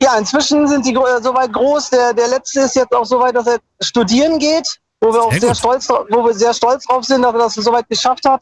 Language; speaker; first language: German; native; German